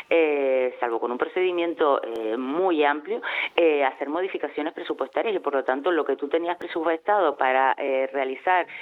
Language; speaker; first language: Spanish; native; Spanish